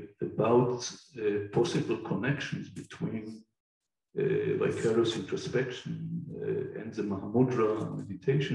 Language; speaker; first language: English; non-native, fluent; Hebrew